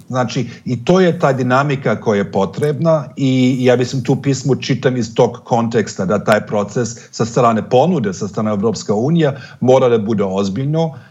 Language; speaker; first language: Serbian; non-native, fluent; German